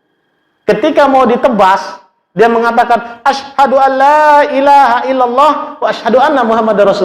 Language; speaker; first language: Indonesian; native; Indonesian